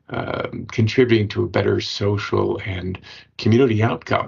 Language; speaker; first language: English; native; English